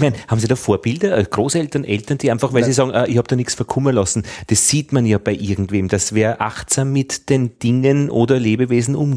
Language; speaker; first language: German; native; German